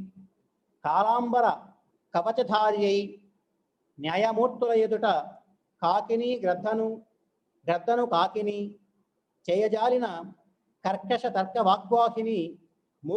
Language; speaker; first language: Telugu; native; Telugu